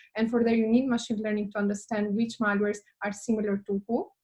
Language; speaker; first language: English; non-native, fluent; Albanian